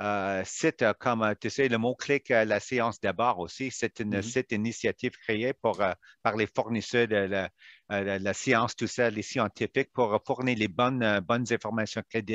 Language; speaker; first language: French; non-native, local second language; English